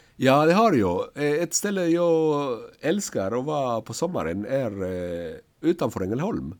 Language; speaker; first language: Swedish; non-native, fluent; Spanish